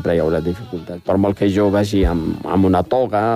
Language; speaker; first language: Catalan; non-native, fluent; Riffian